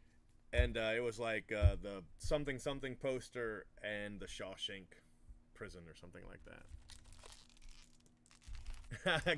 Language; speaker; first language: English; native; English